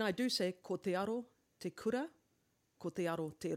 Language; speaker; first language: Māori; non-native, local second language; English